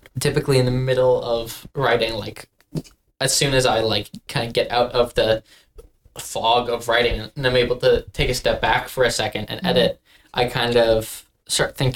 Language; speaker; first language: English; native; English